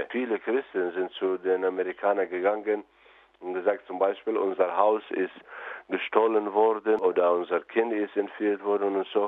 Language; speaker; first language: German; non-native, learner; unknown